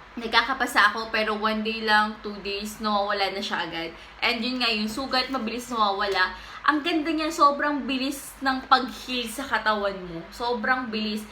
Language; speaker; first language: Filipino; native; Filipino